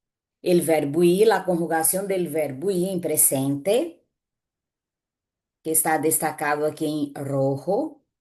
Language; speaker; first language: Spanish; non-native, fluent; Portuguese